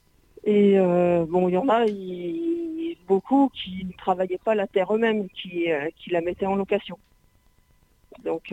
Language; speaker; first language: French; native; French